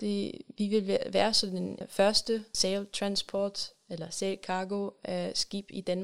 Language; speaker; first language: Danish; non-native, fluent; German